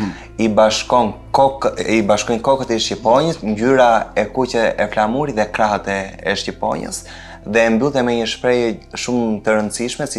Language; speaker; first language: Albanian; native; Albanian